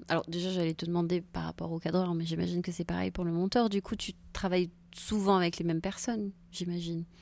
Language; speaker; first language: French; native; French